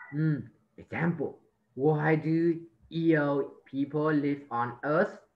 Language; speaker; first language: English; non-native, fluent; Vietnamese